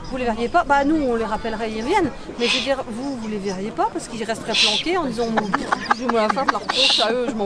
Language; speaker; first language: French; native; French